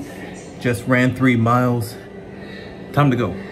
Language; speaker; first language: English; native; English